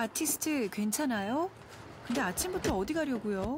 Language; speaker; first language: Korean; native; Korean